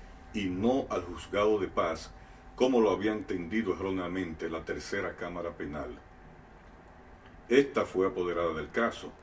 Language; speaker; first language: Spanish; native; Spanish